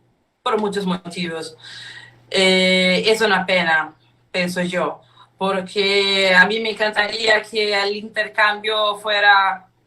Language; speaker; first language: Spanish; non-native, fluent; Portuguese